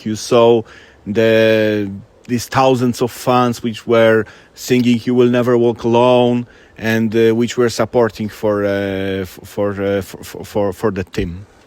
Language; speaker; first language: English; non-native, fluent; Polish